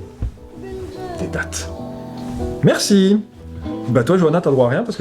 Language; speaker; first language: French; native; French